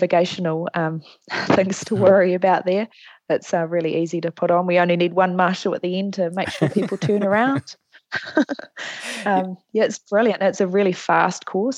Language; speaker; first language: English; native; English